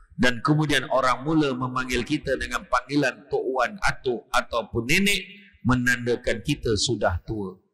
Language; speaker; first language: Malay; native; Malay